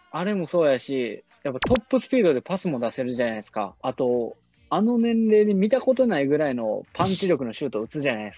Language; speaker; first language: Japanese; native; Japanese